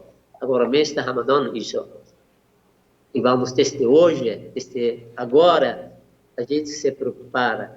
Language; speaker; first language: Portuguese; non-native, learner; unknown